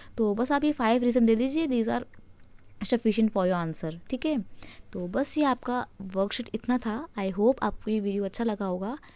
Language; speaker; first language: Hindi; native; Hindi